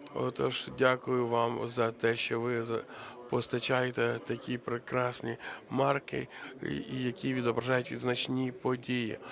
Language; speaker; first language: Ukrainian; native; Ukrainian